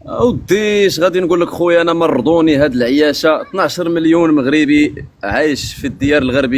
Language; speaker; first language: Arabic; native; Arabic